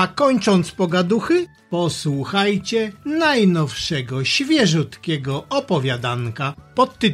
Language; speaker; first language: Polish; native; Polish